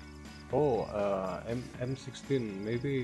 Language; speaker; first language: English; non-native, learner; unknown